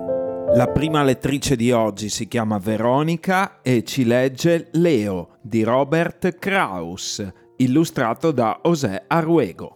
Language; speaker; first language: Italian; native; Italian